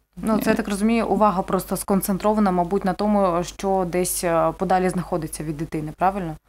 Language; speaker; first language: Ukrainian; native; Ukrainian